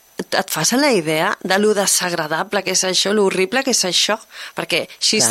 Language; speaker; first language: Catalan; native; Catalan